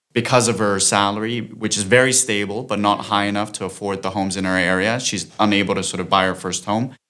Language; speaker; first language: English; non-native, fluent; German